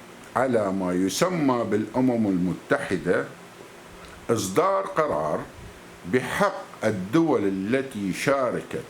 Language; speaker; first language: Arabic; native; Arabic